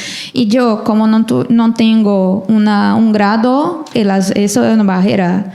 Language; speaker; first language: Spanish; non-native, learner; Portuguese